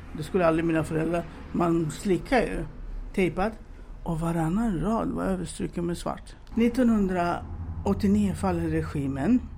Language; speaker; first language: Swedish; non-native, fluent; Romanian